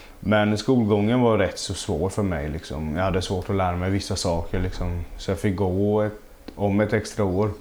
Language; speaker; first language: Swedish; early bilingual, other home language; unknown